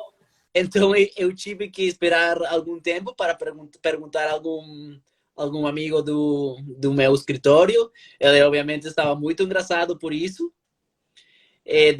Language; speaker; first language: Portuguese; non-native, learner; Spanish